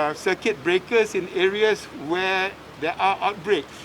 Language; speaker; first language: English; non-native, local second language; Malay